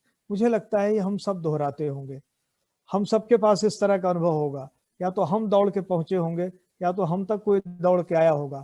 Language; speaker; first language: Hindi; native; Hindi